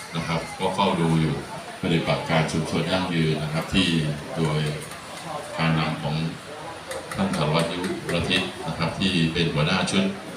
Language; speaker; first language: Thai; native; Thai